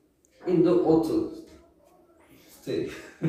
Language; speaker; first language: English; non-native, learner; Turkish